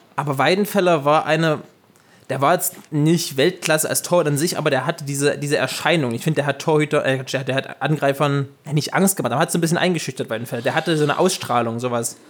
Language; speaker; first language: German; native; German